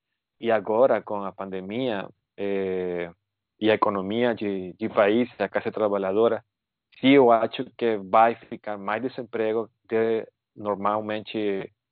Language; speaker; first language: Portuguese; non-native, fluent; Spanish